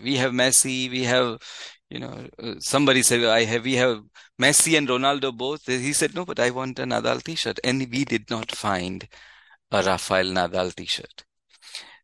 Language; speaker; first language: English; non-native, local second language; Gujarati